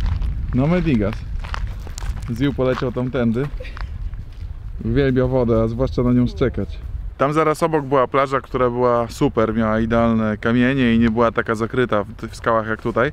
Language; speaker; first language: Polish; native; Polish